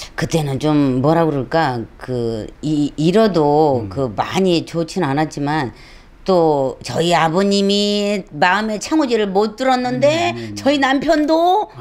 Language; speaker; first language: Korean; native; Korean